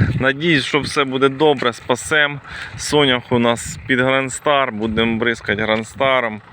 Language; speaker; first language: Ukrainian; native; Ukrainian